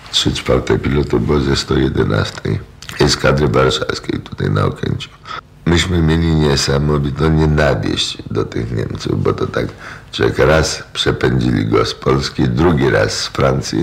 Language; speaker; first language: Polish; native; Polish